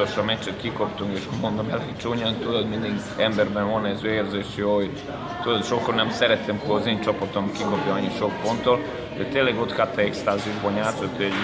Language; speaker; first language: Hungarian; non-native, learner; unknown